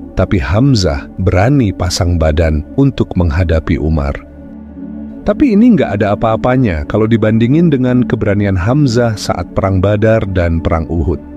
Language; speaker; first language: Indonesian; native; Indonesian